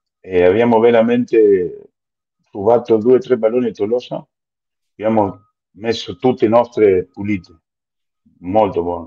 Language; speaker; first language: Italian; non-native, fluent; Spanish